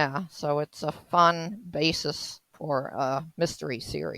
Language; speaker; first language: English; native; English